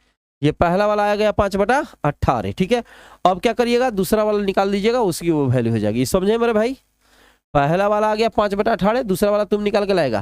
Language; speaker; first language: Hindi; non-native, local second language; Bhojpuri